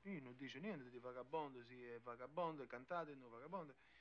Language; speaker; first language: Italian; non-native, learner; English